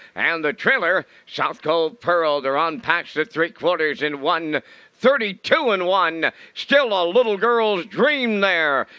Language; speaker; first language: English; native; English